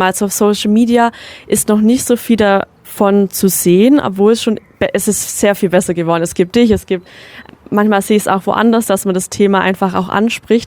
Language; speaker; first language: German; native; German